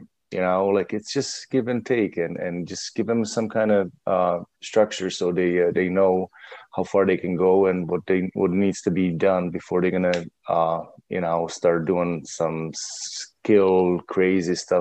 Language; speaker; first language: English; non-native, fluent; Czech